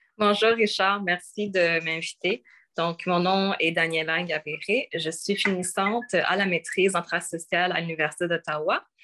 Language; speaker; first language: French; early bilingual, other home language; Rundi